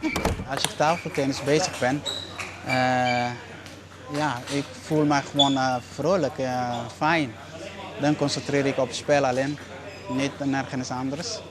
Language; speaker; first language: Dutch; non-native, learner; Somali